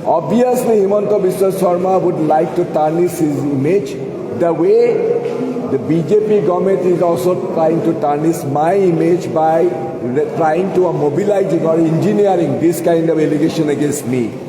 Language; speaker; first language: English; non-native, local second language; Assamese